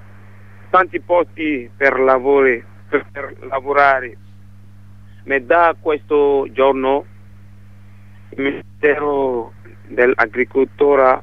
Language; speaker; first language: Italian; non-native, learner; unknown